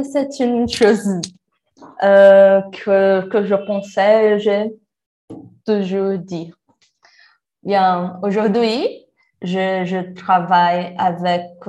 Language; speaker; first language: French; non-native, learner; Portuguese